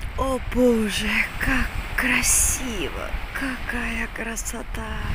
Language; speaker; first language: Russian; non-native, local second language; Georgian